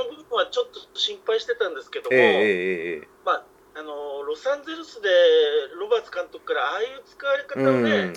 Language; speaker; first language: Japanese; native; Japanese